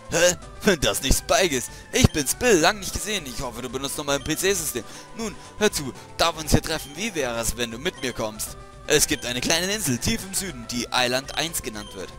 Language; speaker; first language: German; native; German